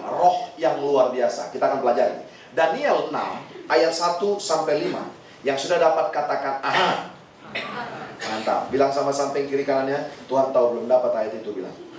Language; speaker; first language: Indonesian; native; Indonesian